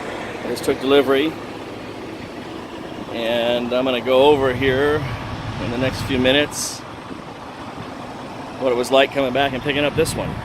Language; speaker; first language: English; native; English